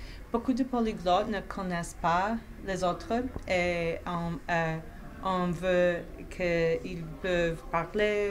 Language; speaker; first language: French; non-native, fluent; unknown